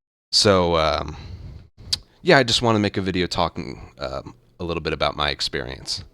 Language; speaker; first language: English; native; English